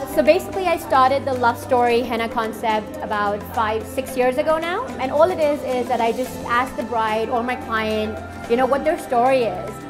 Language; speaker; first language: English; non-native, local second language; Urdu